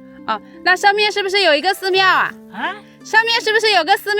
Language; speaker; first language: Chinese; native; Chinese